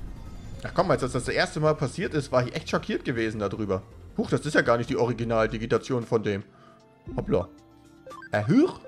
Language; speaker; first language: German; native; German